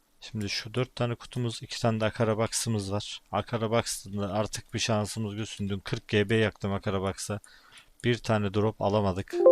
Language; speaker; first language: Turkish; native; Turkish